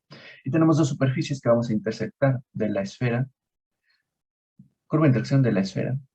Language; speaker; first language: Spanish; native; Spanish